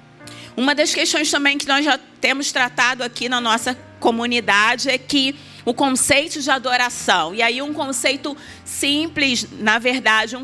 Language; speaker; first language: Portuguese; native; Portuguese